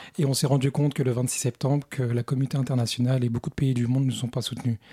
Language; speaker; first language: French; early bilingual, other home language; Kurdish